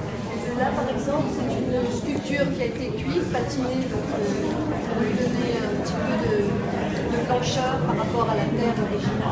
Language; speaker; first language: French; native; French